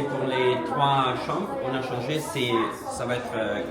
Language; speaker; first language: French; non-native, learner; Italian